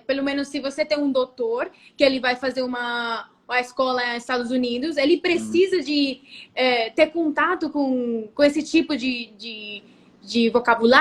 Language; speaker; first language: Portuguese; non-native, fluent; Spanish